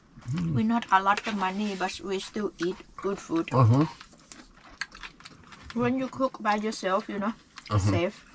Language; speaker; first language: English; non-native, learner; Thai